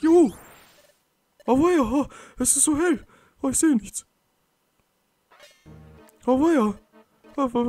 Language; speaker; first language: German; native; German